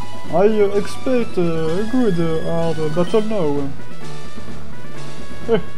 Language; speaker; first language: English; non-native, learner; French